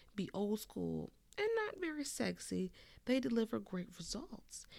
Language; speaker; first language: English; native; English